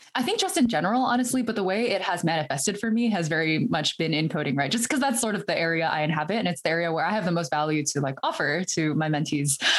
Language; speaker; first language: English; early bilingual, other home language; Chinese